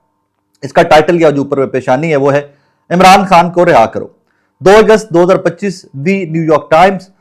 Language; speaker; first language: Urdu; non-native, local second language; Punjabi